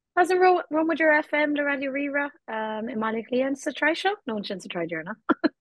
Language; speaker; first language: Irish; non-native, local second language; English